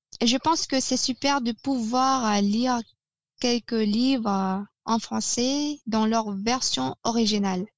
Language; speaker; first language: French; non-native, fluent; Filipino